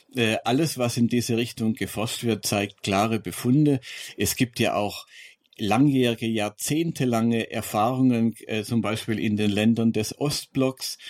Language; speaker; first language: German; native; German